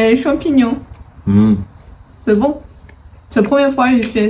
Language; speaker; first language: French; non-native, fluent; Chinese